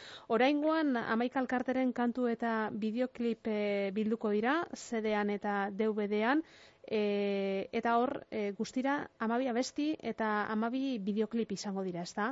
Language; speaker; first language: Basque; native; Basque